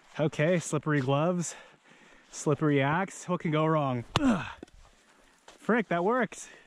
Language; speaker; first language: English; native; English